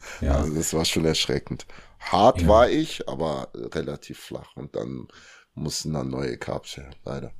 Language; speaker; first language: German; early bilingual, other home language; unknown